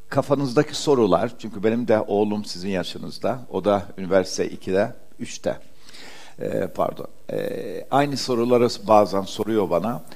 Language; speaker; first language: Turkish; early bilingual, heritage; Turkish